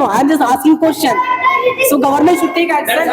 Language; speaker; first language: English; non-native, learner; Hindi